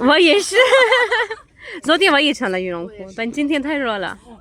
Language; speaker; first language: Chinese; non-native, fluent; Urdu